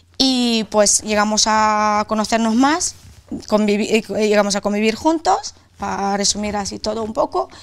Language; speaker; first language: Spanish; non-native, fluent; Romanian